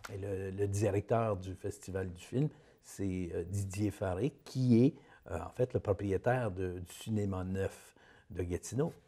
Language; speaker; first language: French; native; French